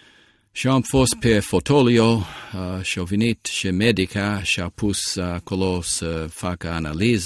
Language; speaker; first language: Romanian; early bilingual, heritage; Romanian